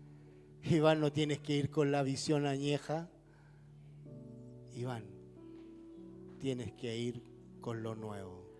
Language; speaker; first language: Spanish; native; Spanish